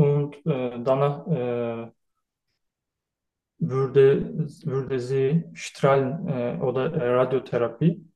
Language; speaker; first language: German; non-native, learner; Turkish